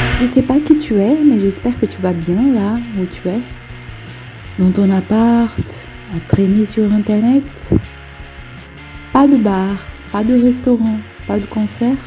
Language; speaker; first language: French; non-native, local second language; Portuguese